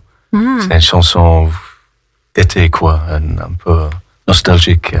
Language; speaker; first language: French; non-native, fluent; English